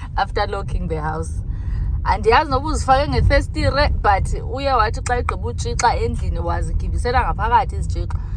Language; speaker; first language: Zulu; non-native, local second language; Xhosa